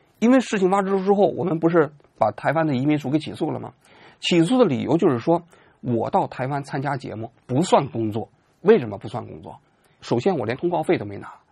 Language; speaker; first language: Chinese; native; Chinese